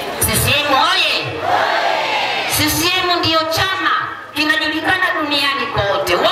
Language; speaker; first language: Swahili; native; Swahili